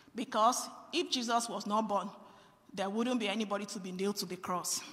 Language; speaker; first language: English; non-native, local second language; Yoruba